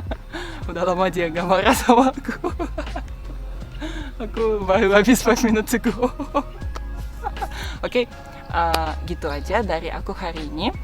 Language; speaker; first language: Indonesian; non-native, fluent; Russian